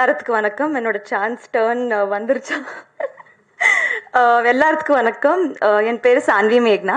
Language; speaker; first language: Tamil; non-native, learner; Telugu